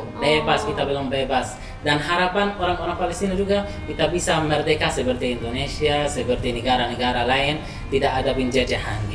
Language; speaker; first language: Indonesian; non-native, fluent; Arabic